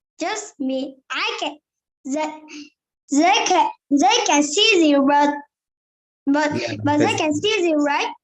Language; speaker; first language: English; non-native, learner; Vietnamese